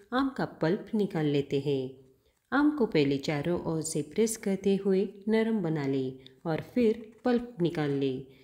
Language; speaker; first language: Hindi; non-native, local second language; Marathi